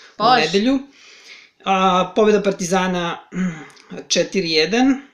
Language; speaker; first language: Serbian; native; Serbian